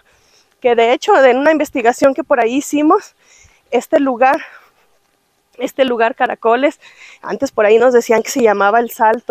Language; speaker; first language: Spanish; native; Spanish